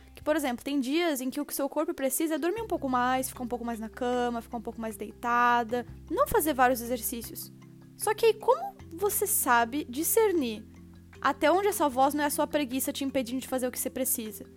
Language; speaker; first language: Portuguese; native; Portuguese